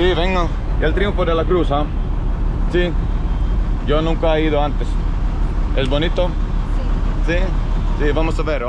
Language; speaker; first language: Spanish; non-native, learner; Finnish